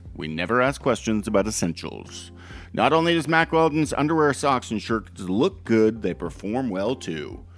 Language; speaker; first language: English; native; English